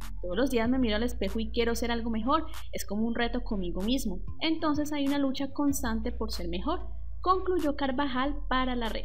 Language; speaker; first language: Spanish; native; Spanish